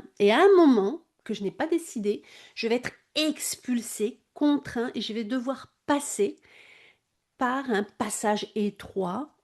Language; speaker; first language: French; native; French